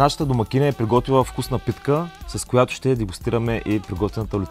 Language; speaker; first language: Bulgarian; native; Bulgarian